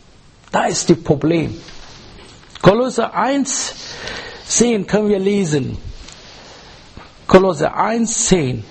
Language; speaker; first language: German; non-native, learner; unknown